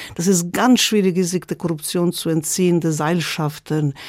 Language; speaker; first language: German; non-native, fluent; Croatian